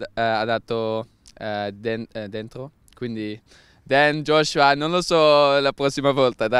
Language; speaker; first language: Italian; non-native, learner; Dutch